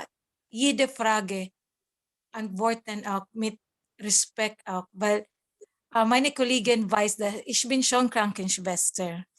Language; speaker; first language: German; non-native, learner; Cebuano